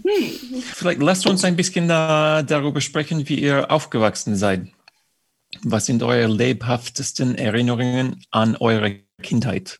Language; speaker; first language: German; non-native, fluent; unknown